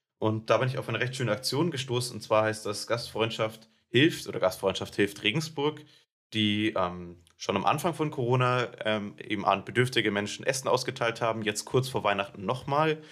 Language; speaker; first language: German; native; German